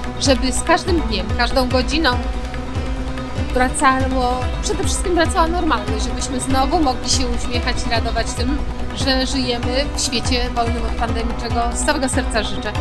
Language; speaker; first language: Polish; native; Polish